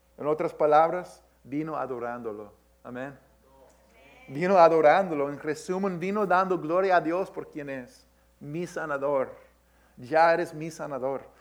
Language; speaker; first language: Spanish; early bilingual, heritage; Spanish